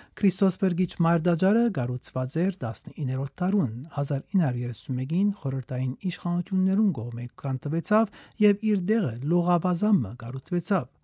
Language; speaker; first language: Armenian; early bilingual, heritage; Armenian